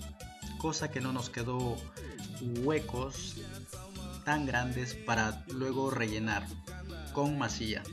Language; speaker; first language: Spanish; native; Spanish